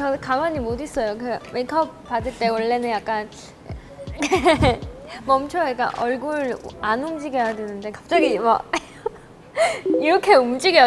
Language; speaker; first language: Korean; non-native, fluent; Chinese